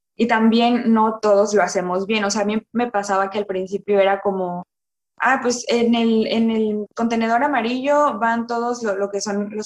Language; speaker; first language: Spanish; native; Spanish